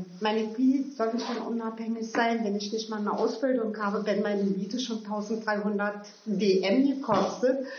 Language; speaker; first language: German; early bilingual, other home language; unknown